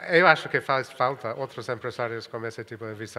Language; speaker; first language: Portuguese; non-native, fluent; Spanish